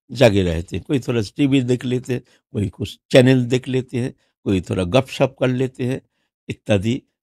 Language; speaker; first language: Hindi; non-native, local second language; Bangla